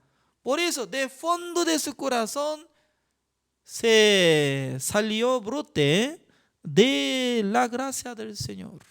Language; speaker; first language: Spanish; non-native, fluent; Korean